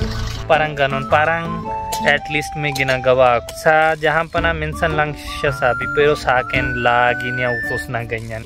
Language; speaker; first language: Filipino; non-native, learner; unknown